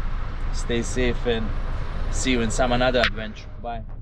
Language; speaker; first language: English; non-native, learner; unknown